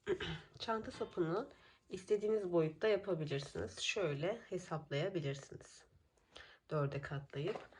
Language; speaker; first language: Turkish; native; Turkish